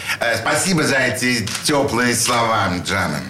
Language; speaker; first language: Russian; native; Russian